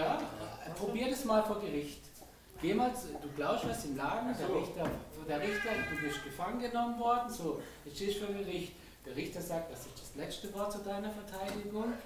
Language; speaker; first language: German; native; German